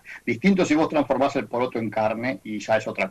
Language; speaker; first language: Spanish; native; Spanish